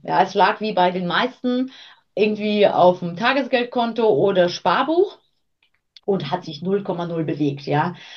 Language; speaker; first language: German; early bilingual, other home language; Armenian